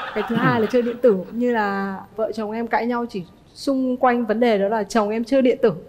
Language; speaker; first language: Vietnamese; native; Vietnamese